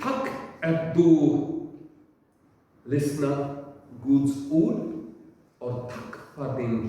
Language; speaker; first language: Swedish; non-native, learner; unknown